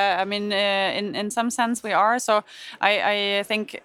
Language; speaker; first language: English; non-native, fluent; German